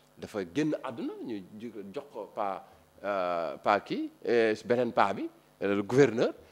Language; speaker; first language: Wolof; native; Wolof